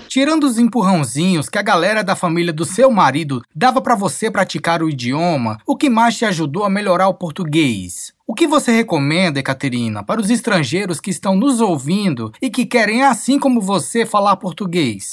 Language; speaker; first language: Portuguese; native; Portuguese